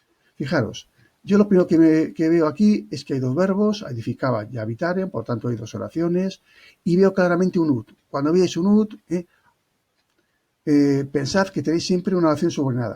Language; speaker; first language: Spanish; native; Spanish